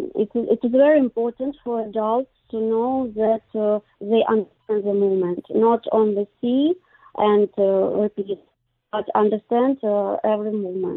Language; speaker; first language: English; non-native, learner; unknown